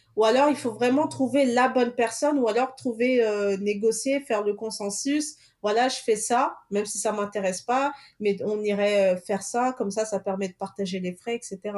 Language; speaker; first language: French; early bilingual, other home language; Portuguese